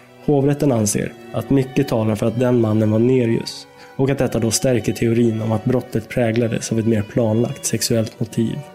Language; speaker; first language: Swedish; native; Swedish